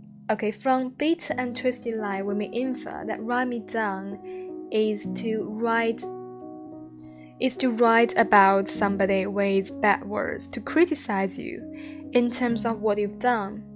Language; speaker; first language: English; non-native, fluent; Chinese